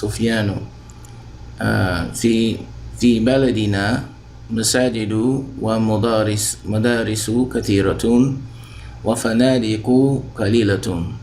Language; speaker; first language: Arabic; non-native, fluent; English